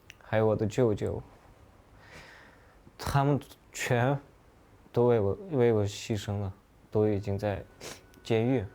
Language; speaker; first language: Chinese; non-native, local second language; Uyghur